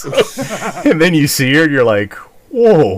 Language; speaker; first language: English; native; English